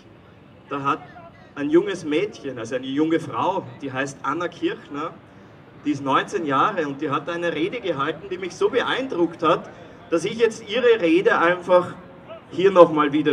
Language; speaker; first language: German; native; German